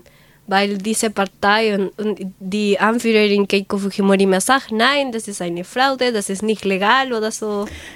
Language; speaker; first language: German; non-native, learner; Spanish